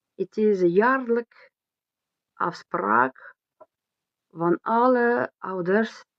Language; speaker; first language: Dutch; non-native, learner; French